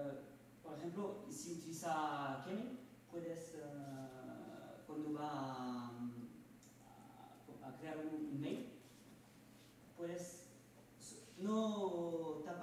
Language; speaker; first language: Spanish; non-native, fluent; French